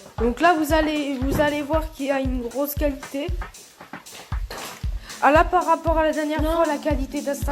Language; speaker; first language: French; native; French